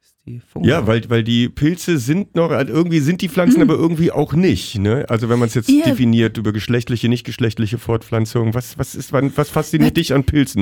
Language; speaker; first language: German; native; German